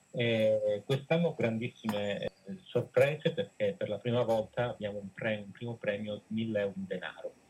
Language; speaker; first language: Italian; native; Italian